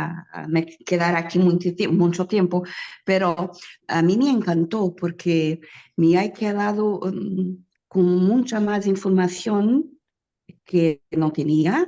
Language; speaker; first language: Spanish; non-native, learner; Portuguese